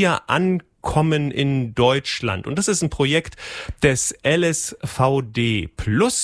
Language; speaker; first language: German; native; German